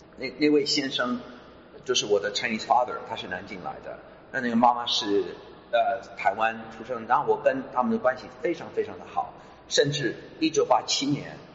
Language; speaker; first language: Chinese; non-native, fluent; English